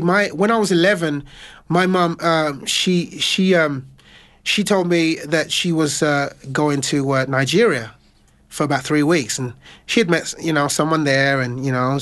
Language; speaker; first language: English; native; English